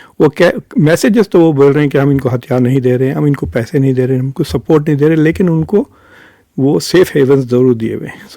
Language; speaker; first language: Urdu; native; Urdu